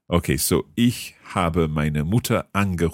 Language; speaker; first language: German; non-native, learner; English